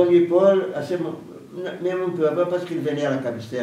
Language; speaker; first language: French; non-native, fluent; Portuguese